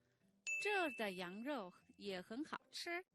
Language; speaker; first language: Chinese; non-native, fluent; Mongolian